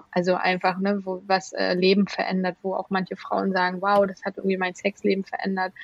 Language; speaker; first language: German; native; German